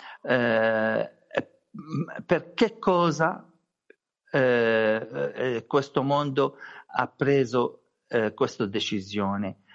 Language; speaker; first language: Italian; non-native, learner; Arabic